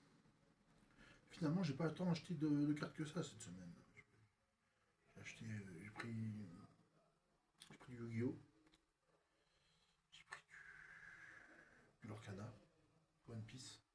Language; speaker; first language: French; native; French